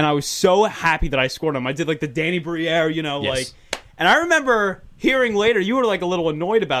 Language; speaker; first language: English; native; English